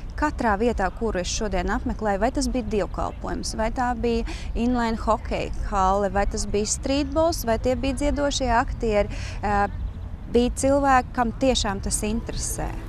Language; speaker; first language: Latvian; native; Latvian